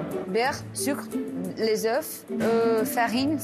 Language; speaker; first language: French; non-native, learner; Portuguese